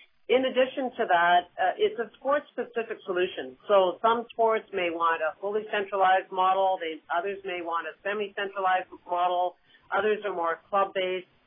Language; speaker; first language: English; native; English